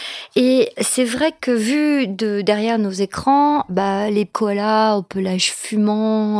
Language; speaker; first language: French; native; French